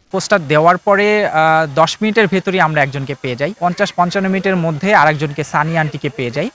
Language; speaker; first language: Bangla; native; Bangla